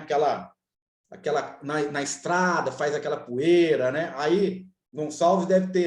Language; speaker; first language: Portuguese; native; Portuguese